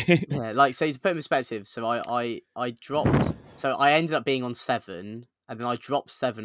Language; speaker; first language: English; native; English